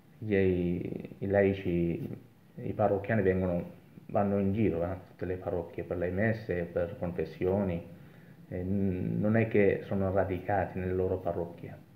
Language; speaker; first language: Italian; non-native, fluent; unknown